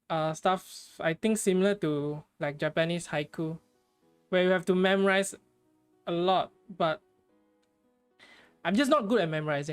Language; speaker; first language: English; non-native, fluent; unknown